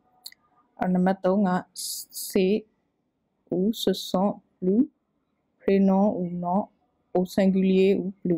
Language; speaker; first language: French; non-native, fluent; Burmese